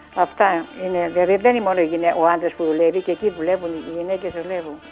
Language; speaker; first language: Greek; native; Greek